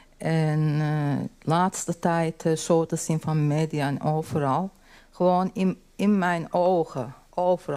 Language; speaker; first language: Dutch; non-native, learner; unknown